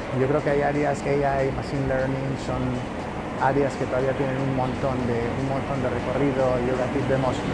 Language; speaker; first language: Spanish; native; Spanish